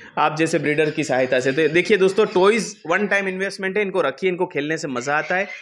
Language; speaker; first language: Hindi; non-native, local second language; Gujarati